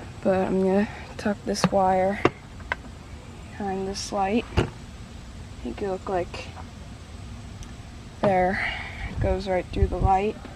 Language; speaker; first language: English; native; English